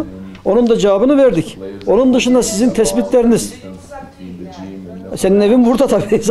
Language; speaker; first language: Turkish; native; Turkish